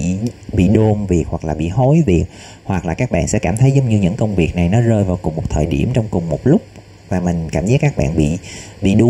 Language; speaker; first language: Vietnamese; native; Vietnamese